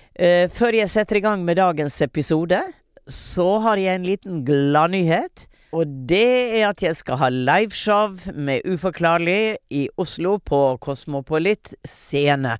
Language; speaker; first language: Norwegian; native; Norwegian